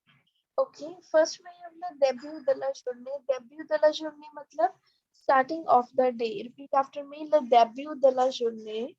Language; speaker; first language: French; non-native, fluent; Hindi